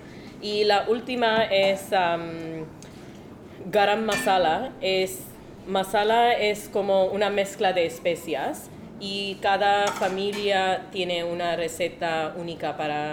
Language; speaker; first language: Spanish; non-native, learner; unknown